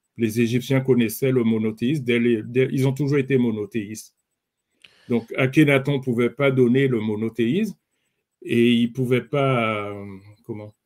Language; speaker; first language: French; native; French